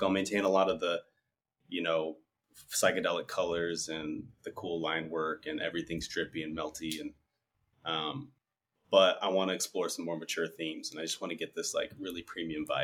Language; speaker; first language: English; native; English